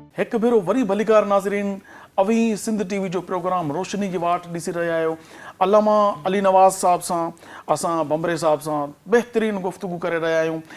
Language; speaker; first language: Sindhi; native; Sindhi